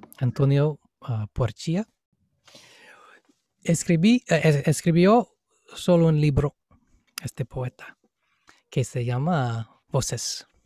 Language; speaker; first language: Spanish; non-native, fluent; English